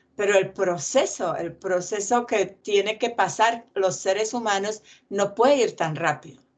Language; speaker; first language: Spanish; non-native, fluent; Czech